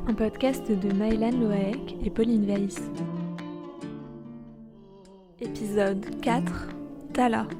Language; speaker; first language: French; native; French